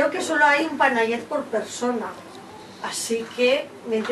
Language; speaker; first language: Spanish; native; Spanish